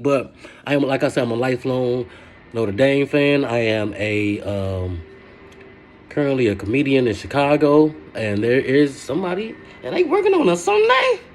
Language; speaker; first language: English; native; English